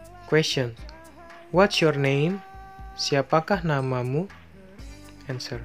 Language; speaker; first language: English; non-native, fluent; Indonesian